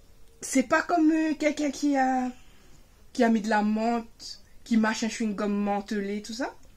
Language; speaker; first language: French; native; French